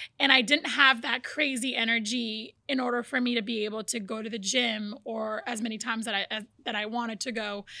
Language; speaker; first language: English; early bilingual, other home language; Portuguese